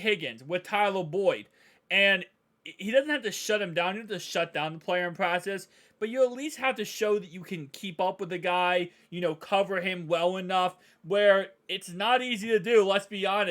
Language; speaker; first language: English; native; English